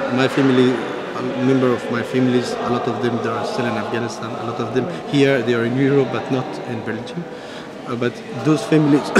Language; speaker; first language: English; non-native, fluent; Persian